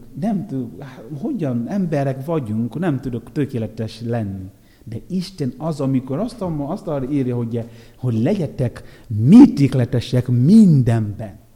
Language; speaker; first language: Hungarian; non-native, fluent; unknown